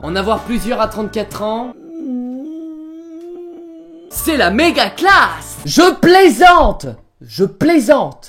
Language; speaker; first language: French; native; French